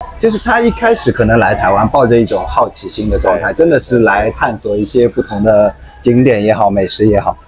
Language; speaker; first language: Chinese; native; Chinese